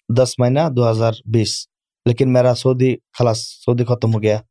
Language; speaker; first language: Urdu; non-native, learner; Bangla